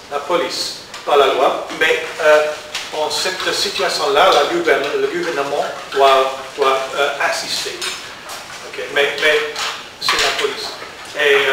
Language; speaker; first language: French; non-native, learner; English